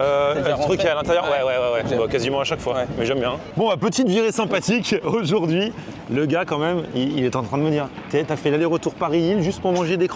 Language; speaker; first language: French; native; French